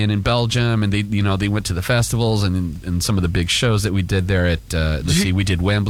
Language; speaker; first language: English; native; English